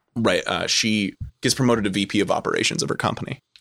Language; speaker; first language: English; native; English